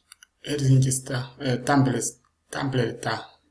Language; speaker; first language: Finnish; non-native, learner; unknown